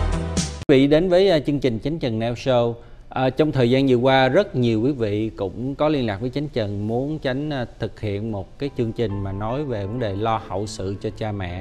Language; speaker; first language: Vietnamese; early bilingual, heritage; Vietnamese